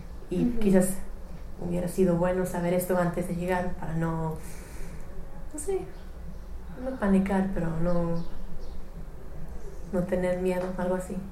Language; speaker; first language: Spanish; non-native, fluent; English